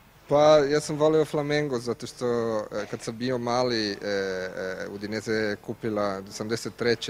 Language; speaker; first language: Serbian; non-native, learner; Italian